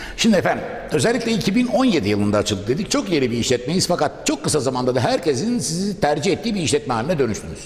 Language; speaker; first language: Turkish; native; Turkish